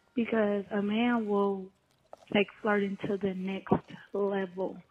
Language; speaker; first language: English; native; English